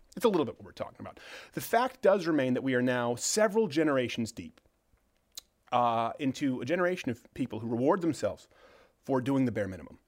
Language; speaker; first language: English; native; English